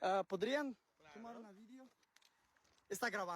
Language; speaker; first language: Spanish; non-native, learner; Kazakh